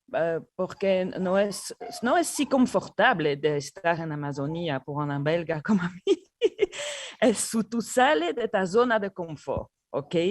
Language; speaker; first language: Spanish; non-native, learner; French